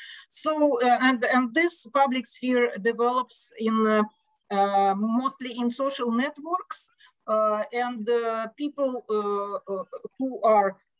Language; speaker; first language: English; non-native, fluent; Russian